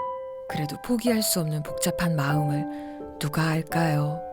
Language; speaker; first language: Korean; native; Korean